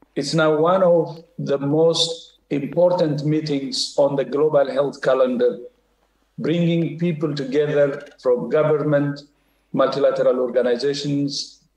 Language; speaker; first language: English; non-native, fluent; Tigrinya